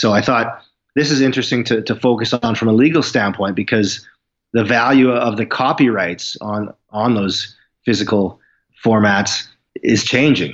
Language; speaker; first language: English; native; English